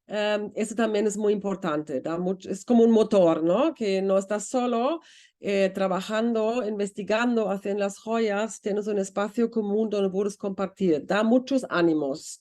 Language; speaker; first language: Spanish; non-native, fluent; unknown